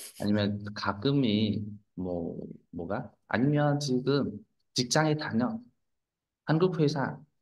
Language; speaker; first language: Korean; non-native, fluent; Vietnamese